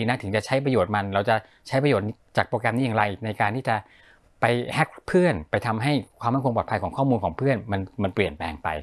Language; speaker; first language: Thai; native; Thai